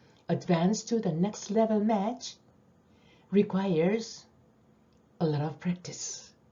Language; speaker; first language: English; non-native, fluent; Korean